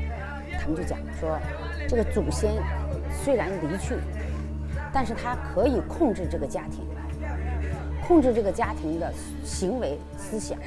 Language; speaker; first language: Chinese; native; Chinese